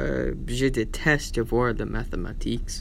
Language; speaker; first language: French; non-native, learner; English